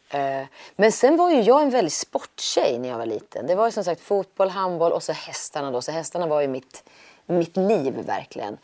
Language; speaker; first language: Swedish; native; Swedish